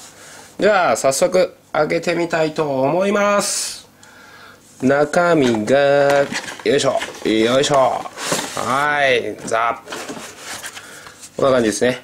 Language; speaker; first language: Japanese; native; Japanese